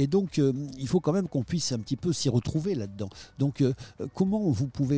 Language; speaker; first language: French; native; French